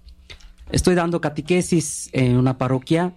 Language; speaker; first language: Spanish; non-native, learner; Bangla